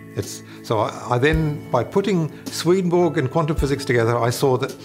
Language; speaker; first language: English; native; English